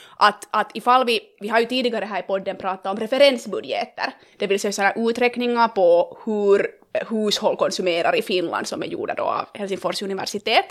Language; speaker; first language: Swedish; native; Swedish